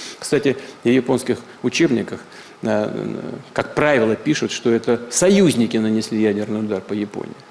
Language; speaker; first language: Russian; native; Russian